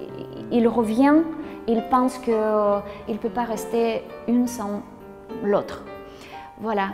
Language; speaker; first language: French; non-native, learner; Russian